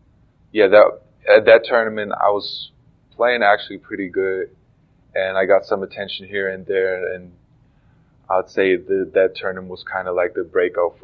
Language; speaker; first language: English; non-native, fluent; German